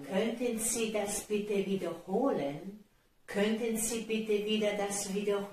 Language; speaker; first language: German; non-native, fluent; Italian